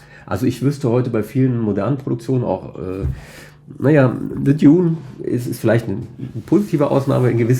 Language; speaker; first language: German; native; German